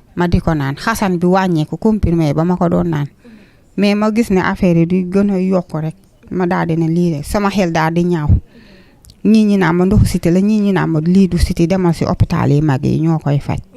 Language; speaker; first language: Wolof; non-native, local second language; Jola-Fonyi